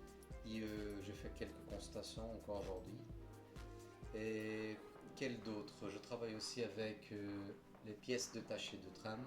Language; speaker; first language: French; non-native, fluent; Portuguese